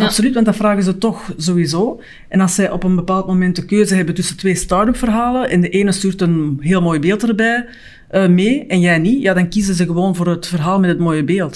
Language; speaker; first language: Dutch; native; Dutch